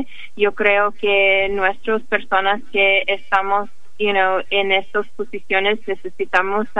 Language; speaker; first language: Spanish; early bilingual, heritage; English